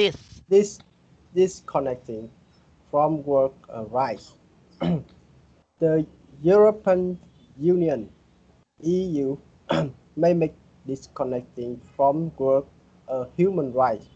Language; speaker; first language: English; non-native, learner; Vietnamese